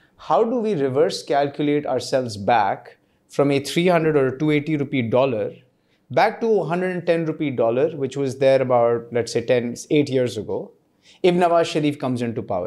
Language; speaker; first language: English; non-native, local second language; Urdu